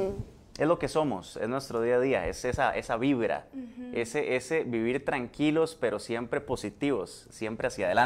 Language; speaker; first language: Spanish; native; Spanish